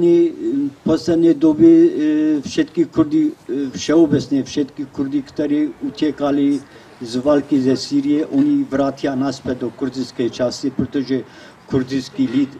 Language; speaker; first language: Czech; non-native, learner; Kurdish